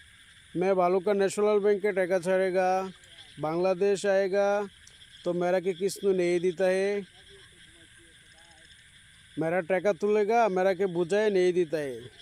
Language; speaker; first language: Hindi; non-native, learner; Bangla